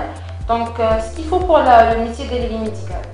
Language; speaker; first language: French; non-native, local second language; Kabyle